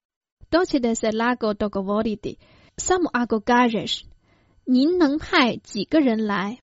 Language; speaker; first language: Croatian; non-native, fluent; Chinese